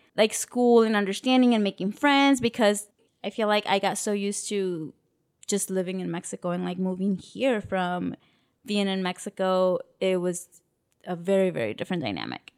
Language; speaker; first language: English; early bilingual, other home language; Spanish